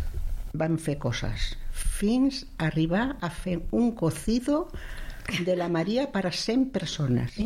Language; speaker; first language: Catalan; non-native, local second language; Spanish